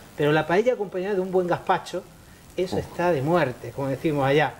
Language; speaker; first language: Spanish; native; Spanish